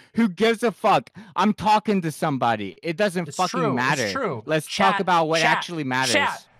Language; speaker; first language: English; native; English